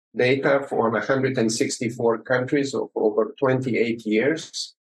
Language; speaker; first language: English; early bilingual, other home language; Romanian